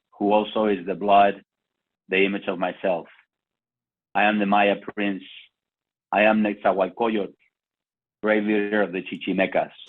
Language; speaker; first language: English; non-native, fluent; Spanish